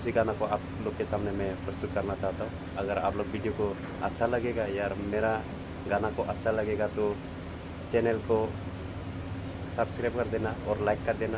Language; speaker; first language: Hindi; non-native, local second language; Bodo